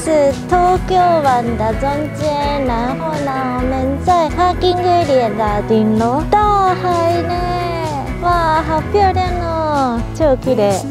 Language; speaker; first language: Chinese; non-native, fluent; Japanese